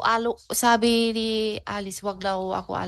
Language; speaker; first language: Filipino; non-native, learner; Chinese